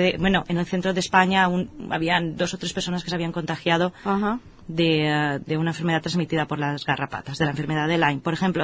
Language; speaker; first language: Spanish; native; Spanish